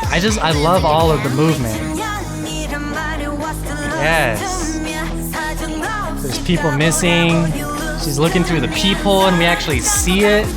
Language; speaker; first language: English; native; English